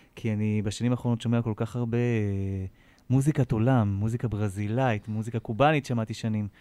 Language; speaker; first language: Hebrew; native; Hebrew